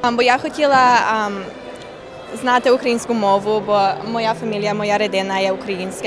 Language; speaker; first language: Ukrainian; early bilingual, heritage; English